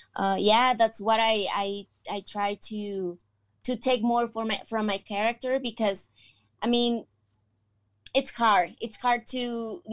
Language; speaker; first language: English; non-native, fluent; Spanish